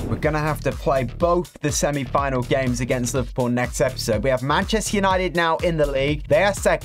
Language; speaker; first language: English; native; English